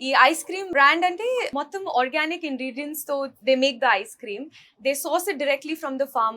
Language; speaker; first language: Telugu; non-native, learner; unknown